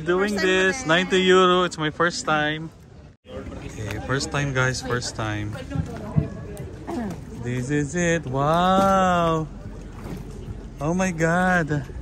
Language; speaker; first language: English; non-native, local second language; Filipino